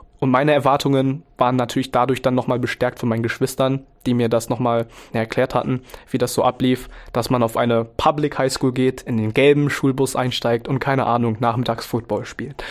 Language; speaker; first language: German; early bilingual, other home language; Vietnamese